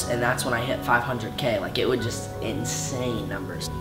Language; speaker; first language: English; native; English